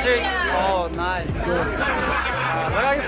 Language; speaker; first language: English; non-native, learner; Turkish